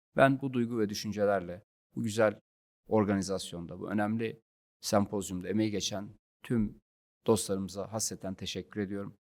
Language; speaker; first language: Turkish; native; Turkish